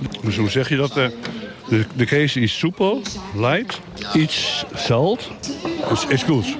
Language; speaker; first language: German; non-native, learner; Dutch